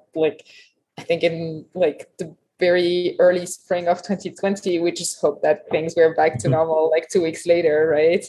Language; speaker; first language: English; non-native, fluent; French